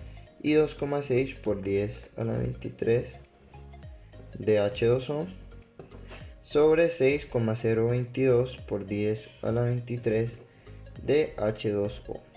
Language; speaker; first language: Spanish; native; Spanish